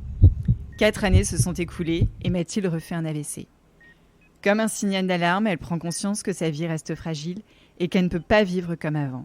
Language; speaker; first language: French; native; French